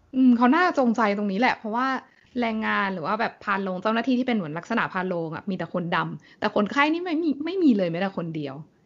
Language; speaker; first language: Thai; native; Thai